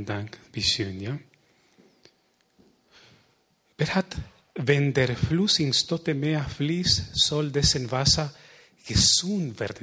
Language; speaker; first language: German; non-native, fluent; Spanish